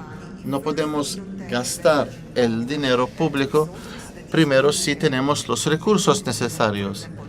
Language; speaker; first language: Spanish; non-native, fluent; Italian